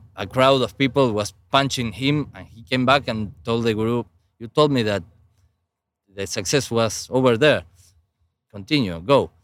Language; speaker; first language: English; non-native, fluent; Spanish